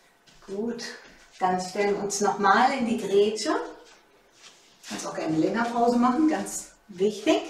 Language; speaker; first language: German; native; German